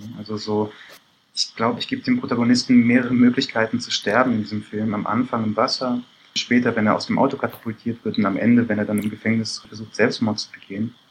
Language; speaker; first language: German; early bilingual, other home language; Persian